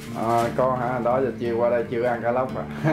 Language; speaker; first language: Vietnamese; native; Vietnamese